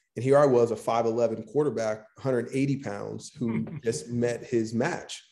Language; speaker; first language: English; native; English